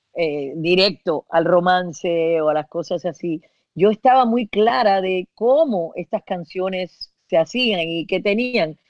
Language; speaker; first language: Spanish; early bilingual, heritage; Spanish